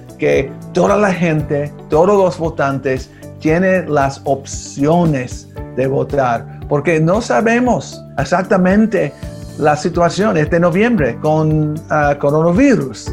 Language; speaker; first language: Spanish; early bilingual, heritage; Spanish